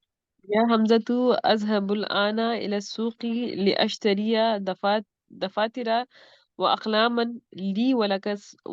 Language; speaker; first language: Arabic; non-native, learner; Urdu